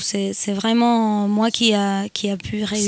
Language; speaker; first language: French; non-native, fluent; Spanish